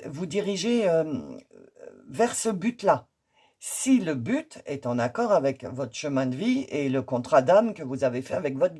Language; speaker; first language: French; native; French